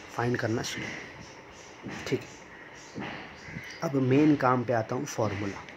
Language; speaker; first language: Hindi; non-native, local second language; Marathi